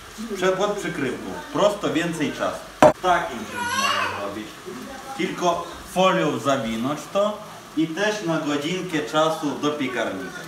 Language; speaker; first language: Polish; non-native, fluent; Ukrainian